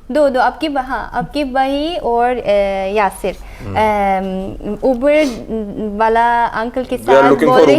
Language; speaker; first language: Hindi; non-native, learner; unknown